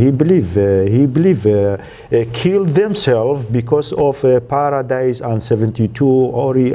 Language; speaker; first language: English; non-native, learner; Central Kurdish